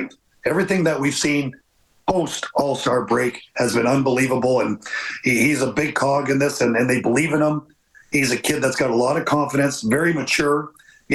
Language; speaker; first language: English; native; English